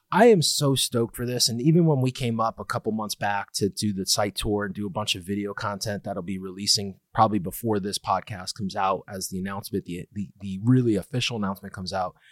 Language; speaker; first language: English; native; English